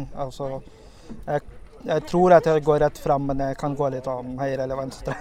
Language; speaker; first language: Norwegian; non-native, fluent; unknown